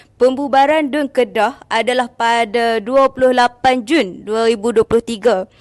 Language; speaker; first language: Malay; native; Malay